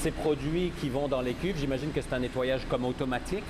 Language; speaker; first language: French; native; French